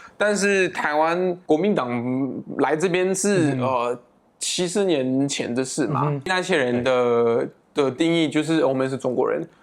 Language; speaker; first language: Chinese; non-native, fluent; French